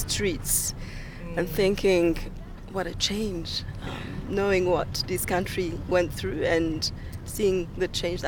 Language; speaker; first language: English; non-native, local second language; Kinyarwanda